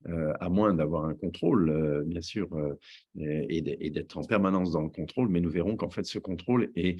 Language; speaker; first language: French; native; French